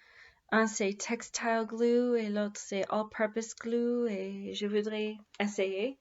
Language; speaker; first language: French; non-native, fluent; English